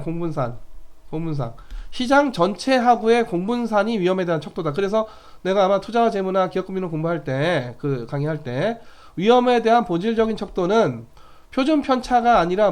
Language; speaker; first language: Korean; native; Korean